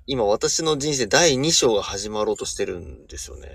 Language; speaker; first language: Japanese; native; Japanese